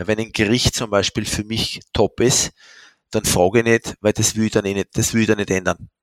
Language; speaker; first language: German; non-native, fluent; French